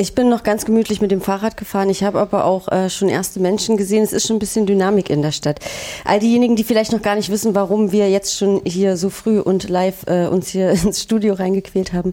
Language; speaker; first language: German; native; German